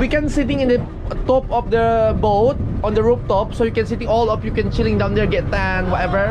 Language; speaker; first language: English; non-native, learner; Indonesian